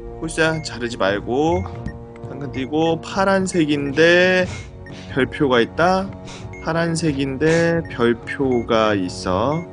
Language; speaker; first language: Korean; native; Korean